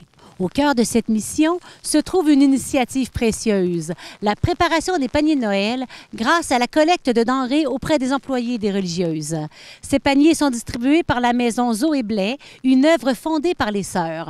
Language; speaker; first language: French; native; French